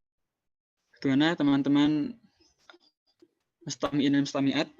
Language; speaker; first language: Indonesian; native; Indonesian